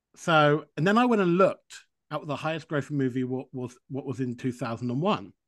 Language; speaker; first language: English; native; English